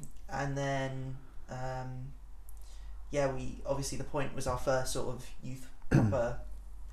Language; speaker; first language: English; native; English